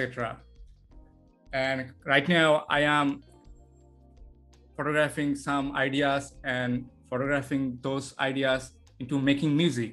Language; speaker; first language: English; non-native, local second language; Bangla